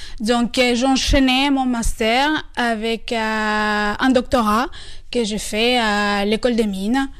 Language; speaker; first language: French; non-native, fluent; Spanish